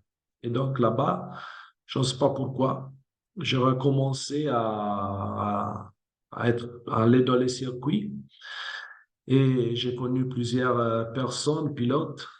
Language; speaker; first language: French; non-native, fluent; Italian